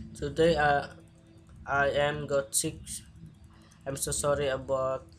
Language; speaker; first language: English; non-native, learner; Indonesian